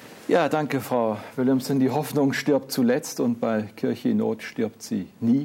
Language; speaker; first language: German; native; German